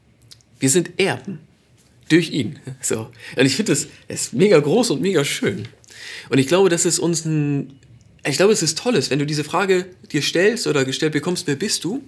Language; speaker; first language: German; native; German